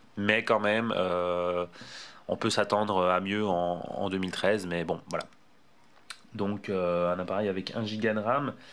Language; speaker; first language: French; native; French